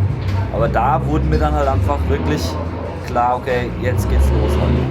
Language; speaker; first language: German; native; German